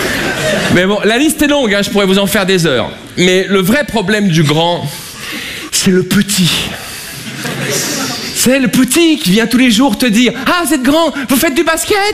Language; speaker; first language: French; native; French